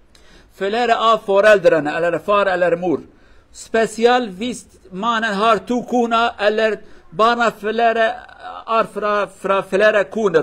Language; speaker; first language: Swedish; non-native, learner; Kurdish